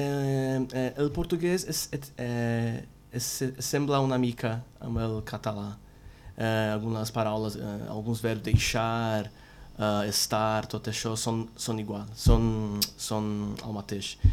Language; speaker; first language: Catalan; non-native, learner; Portuguese